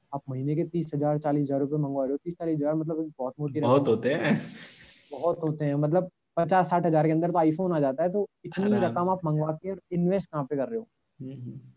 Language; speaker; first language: Hindi; native; Hindi